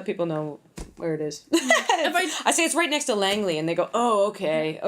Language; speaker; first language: English; native; English